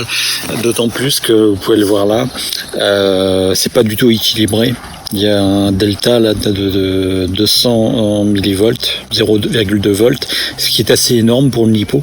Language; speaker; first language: French; native; French